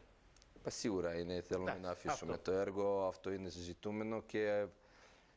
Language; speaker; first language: Greek; non-native, fluent; Serbian